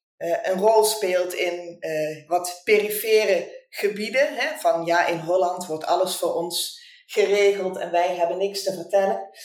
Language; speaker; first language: Dutch; native; Dutch